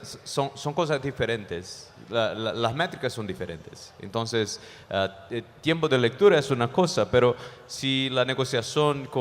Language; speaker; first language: Spanish; non-native, fluent; Portuguese